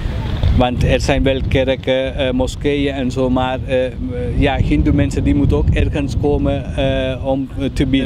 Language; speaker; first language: Dutch; non-native, fluent; Tamil